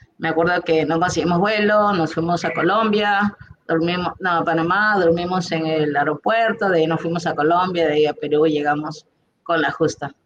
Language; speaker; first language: Spanish; native; Spanish